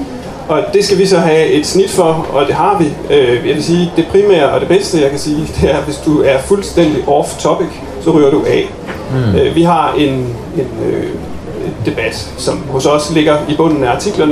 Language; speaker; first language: Danish; native; Danish